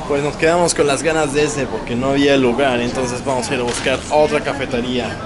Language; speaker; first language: Spanish; native; Spanish